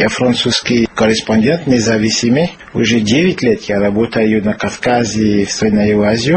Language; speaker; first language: Russian; non-native, learner; French